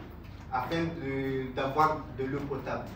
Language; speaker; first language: French; non-native, local second language; Ngazidja Comorian